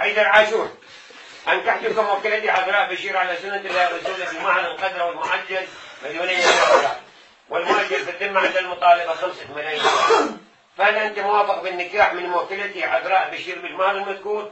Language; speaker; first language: Arabic; native; Arabic